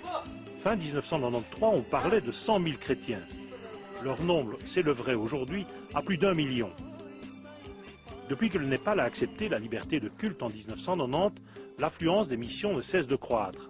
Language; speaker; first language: French; native; French